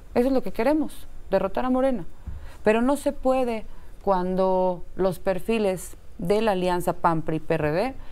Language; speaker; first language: Spanish; native; Spanish